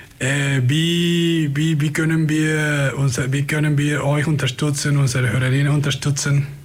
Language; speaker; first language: German; non-native, fluent; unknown